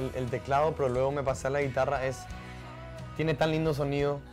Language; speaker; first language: Spanish; native; Spanish